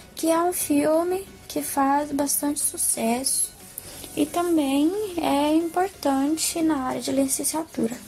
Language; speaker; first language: Portuguese; native; Portuguese